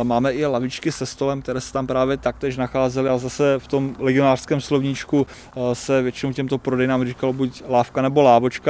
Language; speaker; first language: Czech; native; Czech